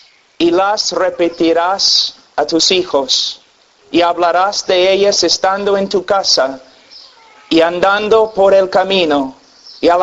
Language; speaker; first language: Spanish; non-native, fluent; English